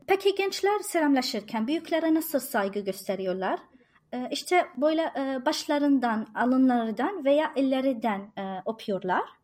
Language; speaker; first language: Turkish; non-native, fluent; Arabic